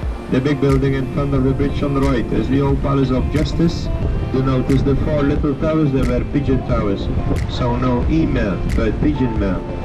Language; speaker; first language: English; non-native, fluent; Dutch